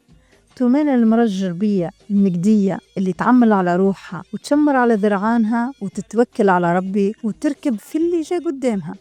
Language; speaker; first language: Arabic; native; Arabic